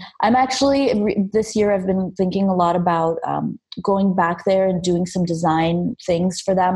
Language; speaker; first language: English; early bilingual, other home language; Armenian